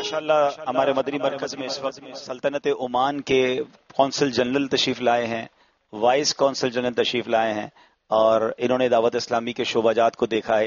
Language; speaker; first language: Urdu; native; Urdu